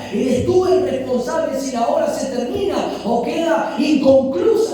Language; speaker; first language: Spanish; native; Spanish